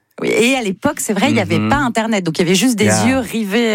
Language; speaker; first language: French; native; French